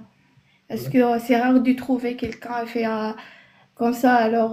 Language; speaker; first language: French; non-native, learner; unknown